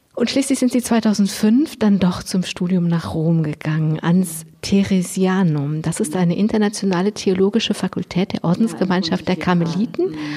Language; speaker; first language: German; native; German